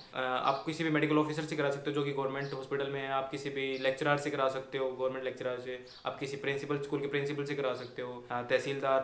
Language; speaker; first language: Hindi; native; Hindi